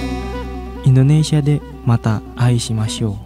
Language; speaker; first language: Japanese; non-native, fluent; Indonesian